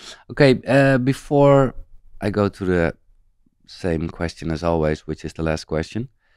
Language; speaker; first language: English; non-native, fluent; Dutch